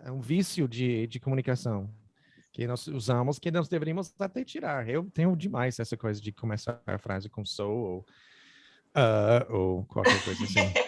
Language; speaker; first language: Portuguese; non-native, fluent; English